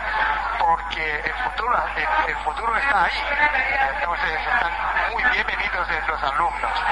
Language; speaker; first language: Spanish; non-native, fluent; Chinese